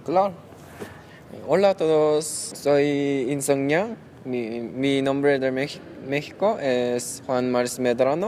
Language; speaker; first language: Spanish; non-native, learner; Korean